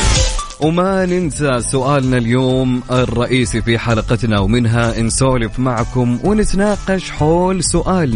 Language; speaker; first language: Arabic; native; Arabic